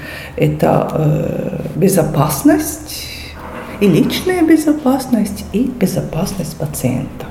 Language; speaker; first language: Russian; non-native, local second language; Latvian